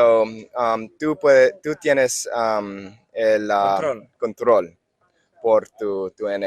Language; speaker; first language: Spanish; non-native, learner; English